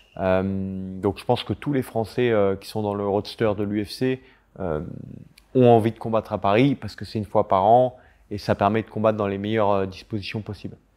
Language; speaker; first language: French; native; French